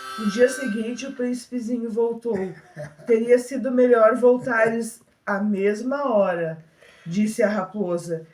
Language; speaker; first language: Portuguese; native; Portuguese